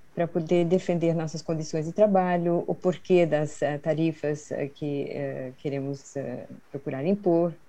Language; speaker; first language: Portuguese; early bilingual, other home language; Swedish